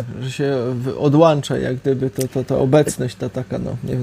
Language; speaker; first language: Polish; early bilingual, heritage; Polish